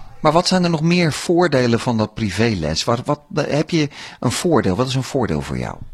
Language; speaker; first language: Dutch; native; Dutch